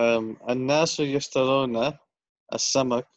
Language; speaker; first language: Arabic; non-native, learner; English